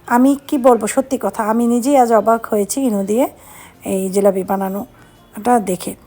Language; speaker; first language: Bangla; native; Bangla